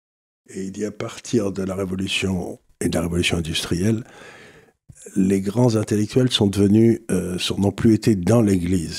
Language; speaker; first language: French; native; French